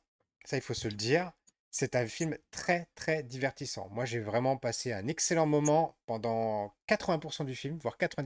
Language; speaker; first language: French; native; French